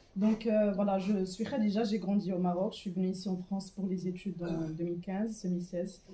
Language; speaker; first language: French; non-native, local second language; Arabic